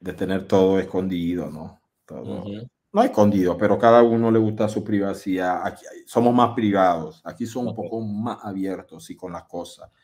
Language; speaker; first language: Spanish; non-native, local second language; English